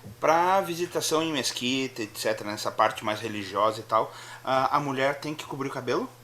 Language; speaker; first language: Portuguese; native; Portuguese